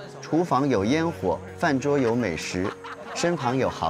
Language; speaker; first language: Chinese; native; Chinese